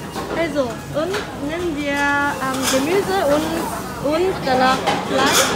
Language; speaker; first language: German; non-native, learner; Korean